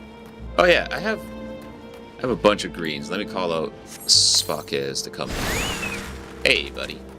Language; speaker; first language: English; native; English